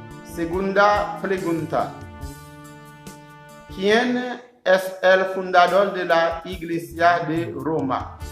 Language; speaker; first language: Spanish; non-native, learner; Haitian Creole